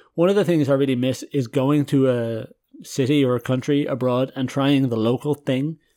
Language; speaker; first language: English; native; English